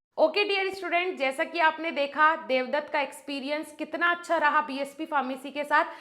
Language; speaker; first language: Hindi; native; Hindi